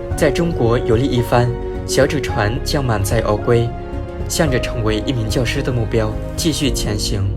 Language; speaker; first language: Chinese; non-native, fluent; Vietnamese